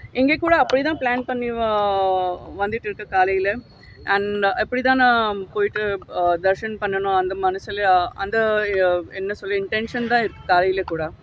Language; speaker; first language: Tamil; non-native, learner; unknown